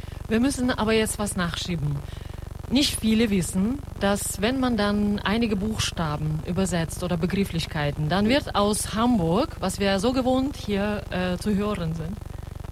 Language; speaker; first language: German; non-native, fluent; Russian